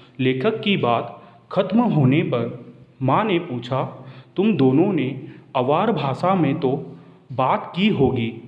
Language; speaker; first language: Hindi; native; Hindi